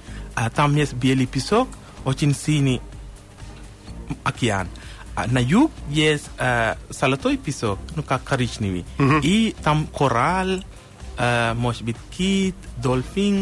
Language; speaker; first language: Russian; non-native, learner; Sinhala